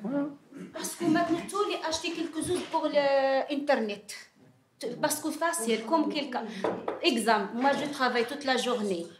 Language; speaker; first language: French; non-native, learner; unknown